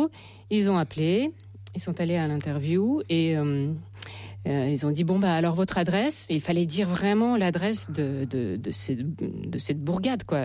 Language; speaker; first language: French; non-native, fluent; Russian